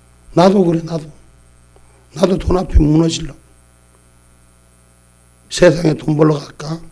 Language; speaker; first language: Korean; native; Korean